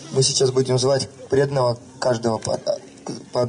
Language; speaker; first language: Russian; native; Russian